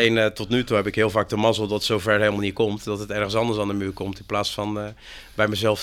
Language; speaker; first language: Dutch; native; Dutch